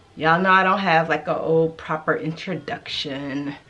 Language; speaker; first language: English; native; English